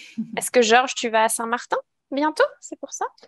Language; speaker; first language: French; native; French